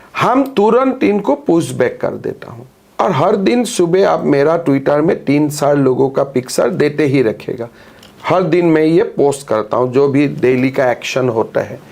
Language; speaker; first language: Hindi; non-native, local second language; Assamese